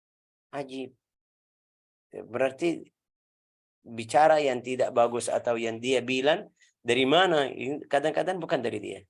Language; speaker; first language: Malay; non-native, learner; Arabic